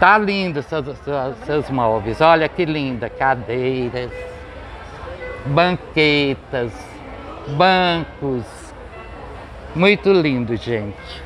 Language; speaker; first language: Portuguese; native; Portuguese